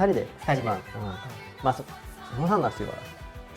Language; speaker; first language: Japanese; non-native, fluent; Swedish